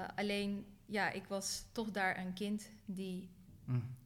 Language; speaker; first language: Dutch; early bilingual, other home language; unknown